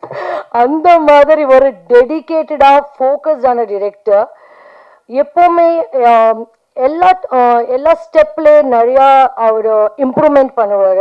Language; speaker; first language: Tamil; non-native, fluent; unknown